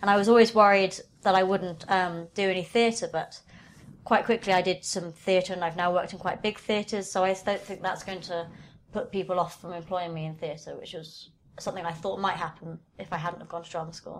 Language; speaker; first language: English; native; English